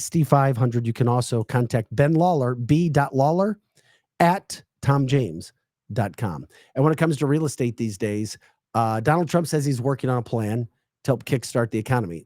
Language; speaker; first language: English; native; English